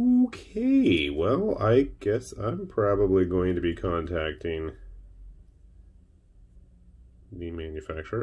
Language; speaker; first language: English; native; English